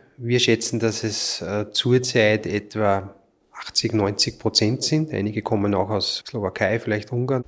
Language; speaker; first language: German; native; German